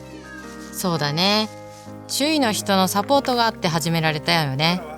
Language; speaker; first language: Japanese; native; Japanese